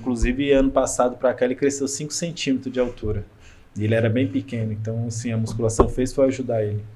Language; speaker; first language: Portuguese; native; Portuguese